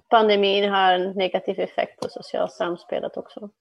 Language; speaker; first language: Swedish; non-native, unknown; Dutch